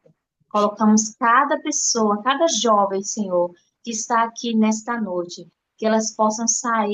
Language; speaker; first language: Portuguese; native; Portuguese